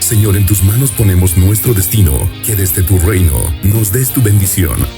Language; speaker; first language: Spanish; native; Spanish